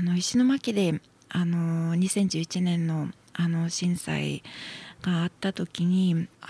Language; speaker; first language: Japanese; non-native, fluent; Russian